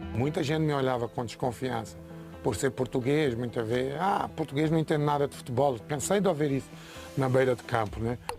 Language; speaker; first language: Portuguese; native; Portuguese